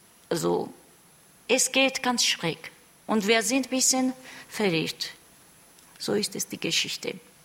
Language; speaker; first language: German; non-native, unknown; Georgian